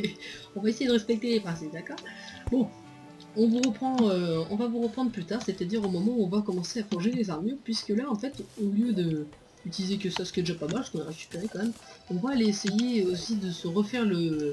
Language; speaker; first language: French; native; French